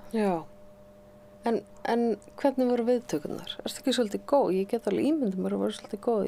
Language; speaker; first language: Icelandic; native; Icelandic